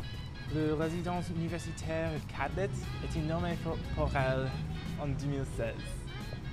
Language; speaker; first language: French; non-native, learner; English